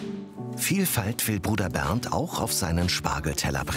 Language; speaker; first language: German; native; German